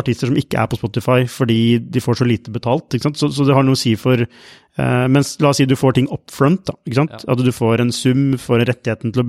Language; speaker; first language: Norwegian; native; Norwegian